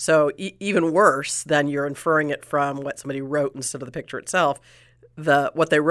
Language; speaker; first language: English; native; English